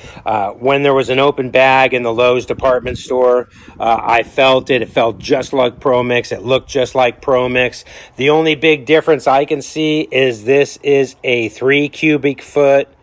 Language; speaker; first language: English; native; English